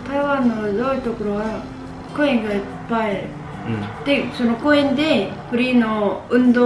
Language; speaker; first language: Japanese; non-native, learner; Vietnamese